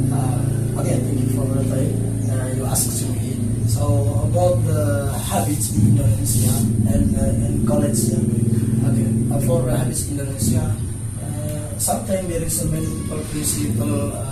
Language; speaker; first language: English; non-native, learner; Indonesian